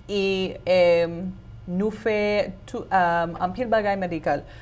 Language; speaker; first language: Haitian Creole; non-native, learner; English